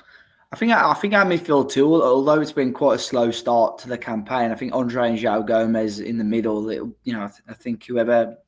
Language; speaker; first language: English; native; English